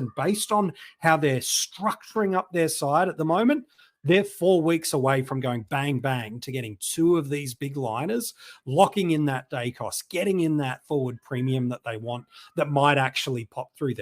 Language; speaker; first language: English; native; English